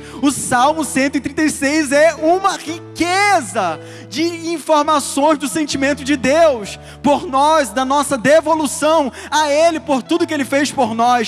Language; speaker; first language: Portuguese; native; Portuguese